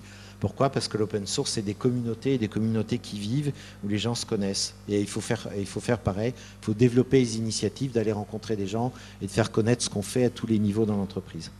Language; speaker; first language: French; native; French